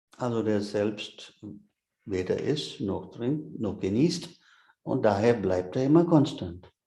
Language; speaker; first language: German; non-native, fluent; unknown